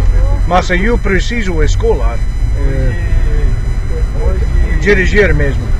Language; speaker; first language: Portuguese; non-native, learner; English